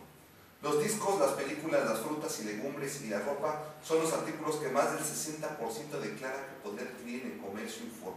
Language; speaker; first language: Spanish; native; Spanish